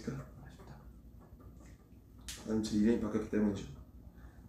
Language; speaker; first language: Korean; native; Korean